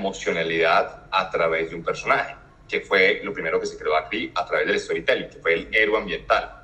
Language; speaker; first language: Spanish; native; Spanish